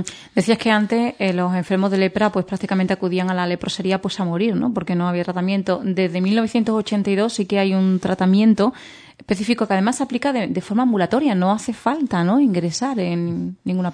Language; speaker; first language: Spanish; native; Spanish